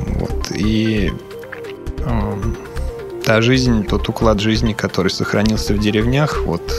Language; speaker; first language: Russian; non-native, fluent; Serbian